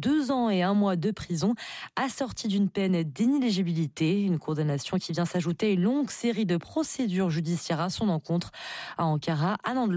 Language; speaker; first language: French; native; French